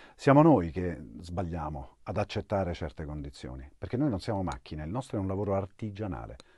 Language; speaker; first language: Italian; native; Italian